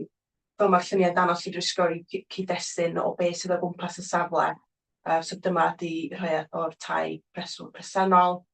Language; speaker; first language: Welsh; native; Welsh